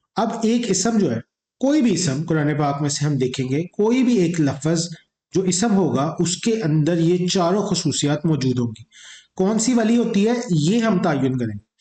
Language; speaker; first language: Urdu; native; Urdu